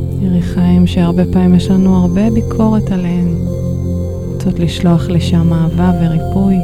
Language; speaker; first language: Hebrew; native; Hebrew